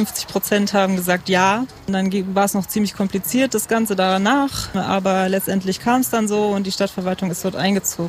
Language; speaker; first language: German; native; German